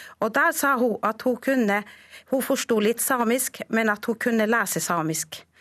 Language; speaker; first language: Norwegian; non-native, local second language; Northern Sami